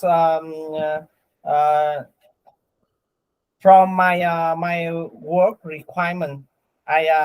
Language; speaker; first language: English; non-native, learner; Vietnamese